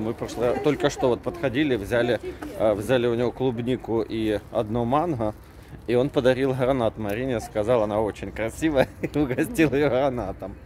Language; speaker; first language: Russian; native; Russian